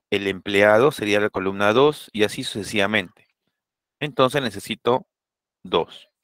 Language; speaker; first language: Spanish; native; Spanish